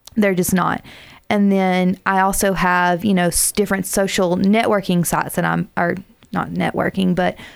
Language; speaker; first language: English; native; English